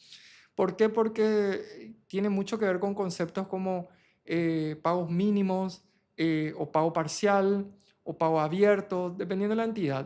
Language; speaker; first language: Spanish; native; Spanish